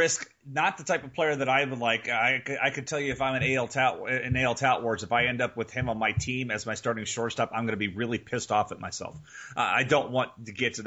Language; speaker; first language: English; native; English